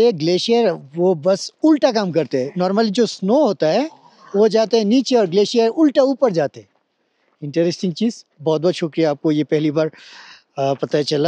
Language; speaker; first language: Hindi; non-native, fluent; Bangla